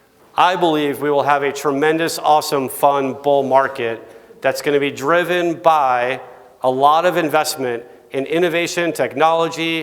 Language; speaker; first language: English; native; English